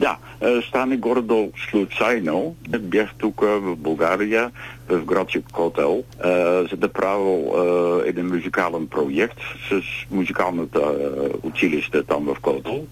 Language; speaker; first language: Bulgarian; non-native, learner; Dutch